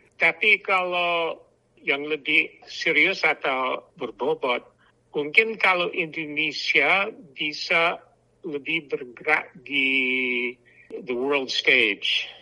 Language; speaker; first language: Indonesian; non-native, fluent; English